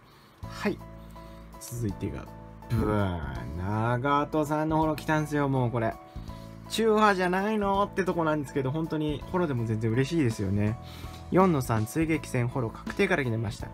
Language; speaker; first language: Japanese; native; Japanese